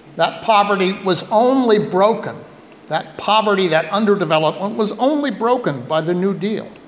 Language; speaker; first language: English; native; English